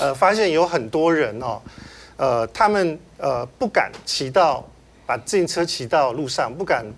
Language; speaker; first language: Chinese; native; Chinese